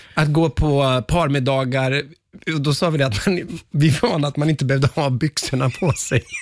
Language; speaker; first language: Swedish; native; Swedish